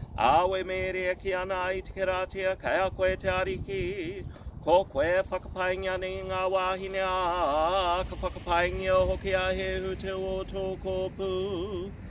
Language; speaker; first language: Māori; non-native, local second language; English